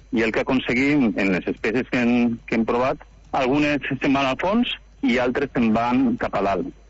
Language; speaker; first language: Catalan; non-native, local second language; Spanish